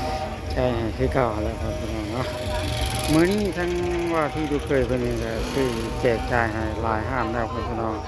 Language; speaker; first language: Thai; non-native, local second language; Lao